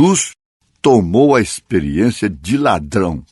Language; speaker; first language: Portuguese; native; Portuguese